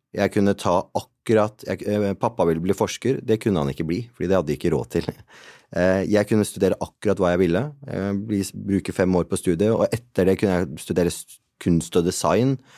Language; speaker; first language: Norwegian; early bilingual, other home language; Punjabi